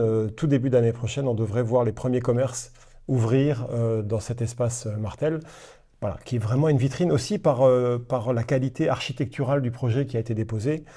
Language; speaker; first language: French; native; French